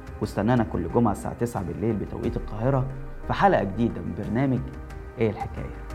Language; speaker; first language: Arabic; native; Arabic